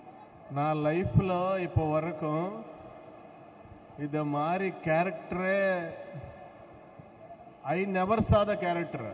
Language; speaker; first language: Tamil; non-native, learner; Telugu